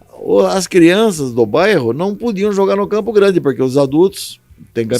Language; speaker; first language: Portuguese; native; Portuguese